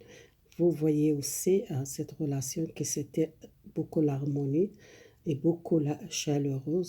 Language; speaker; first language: French; non-native, learner; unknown